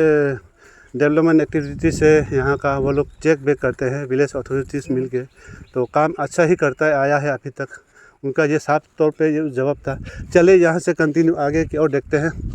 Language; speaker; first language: Hindi; non-native, local second language; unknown